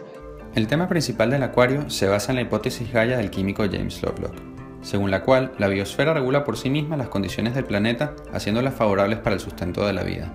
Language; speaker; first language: Spanish; native; Spanish